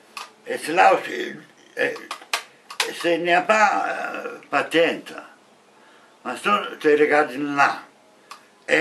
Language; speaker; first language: French; non-native, learner; Italian